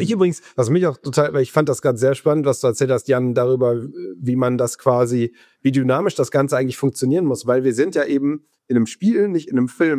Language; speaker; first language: German; native; German